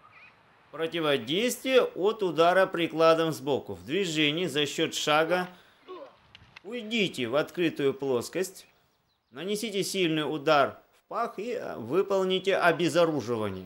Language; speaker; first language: Russian; native; Russian